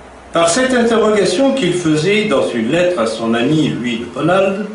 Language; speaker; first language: French; native; French